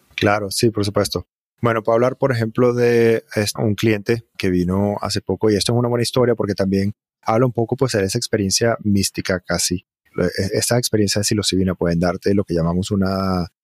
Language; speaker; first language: Spanish; native; Spanish